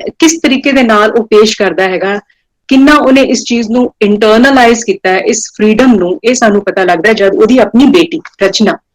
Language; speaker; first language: Punjabi; non-native, local second language; Hindi